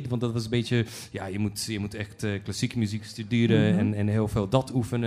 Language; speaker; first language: Dutch; non-native, fluent; Polish